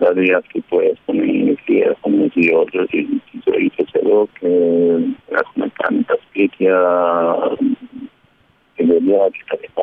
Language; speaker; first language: Greek; early bilingual, heritage; Greek